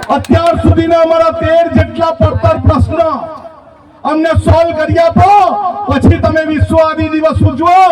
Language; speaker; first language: Gujarati; non-native, local second language; Bhili